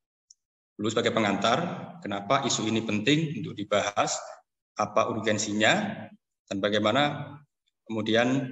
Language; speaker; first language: Indonesian; native; Indonesian